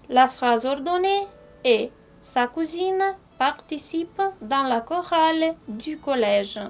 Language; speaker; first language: French; non-native, fluent; Romanian